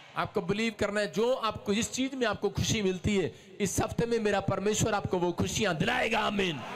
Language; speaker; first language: Hindi; non-native, local second language; Punjabi